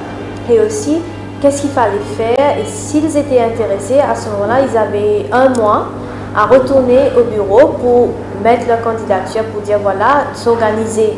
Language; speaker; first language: French; non-native, local second language; Morisyen